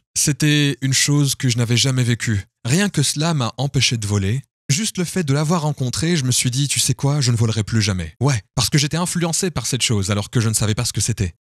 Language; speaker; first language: French; non-native, fluent; English